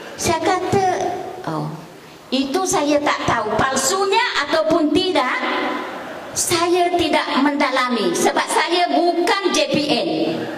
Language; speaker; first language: Malay; native; Malay